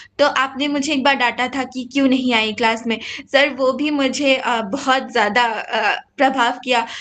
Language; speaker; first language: Hindi; non-native, local second language; Assamese